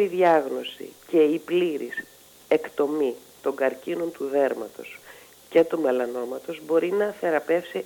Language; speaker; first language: Greek; native; Greek